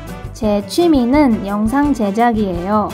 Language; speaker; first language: Korean; native; Korean